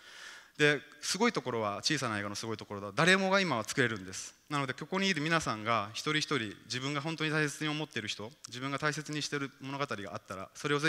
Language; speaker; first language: Japanese; native; Japanese